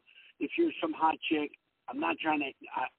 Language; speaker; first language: English; early bilingual, other home language; Spanish